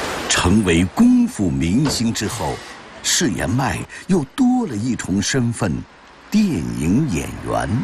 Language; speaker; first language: Chinese; native; Chinese